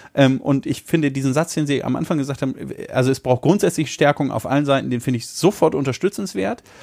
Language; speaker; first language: German; native; German